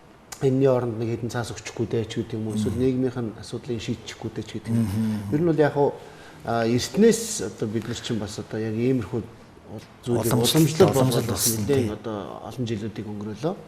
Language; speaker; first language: Mongolian; native; Mongolian